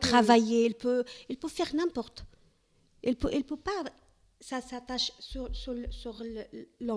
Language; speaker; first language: French; non-native, learner; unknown